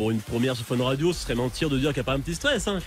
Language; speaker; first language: French; native; French